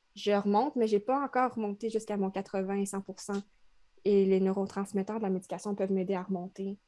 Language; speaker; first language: French; native; French